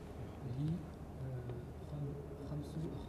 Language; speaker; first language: Arabic; non-native, learner; French